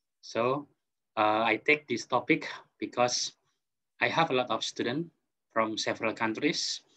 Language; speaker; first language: English; non-native, fluent; Indonesian